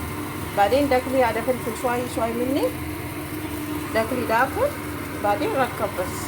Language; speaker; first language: Arabic; non-native, learner; Amharic